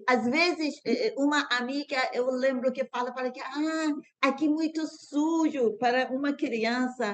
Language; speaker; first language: Portuguese; non-native, learner; Persian